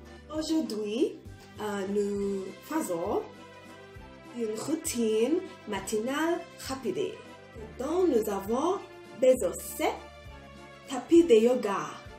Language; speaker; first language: French; non-native, learner; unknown